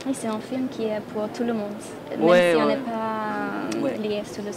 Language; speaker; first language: French; non-native, fluent; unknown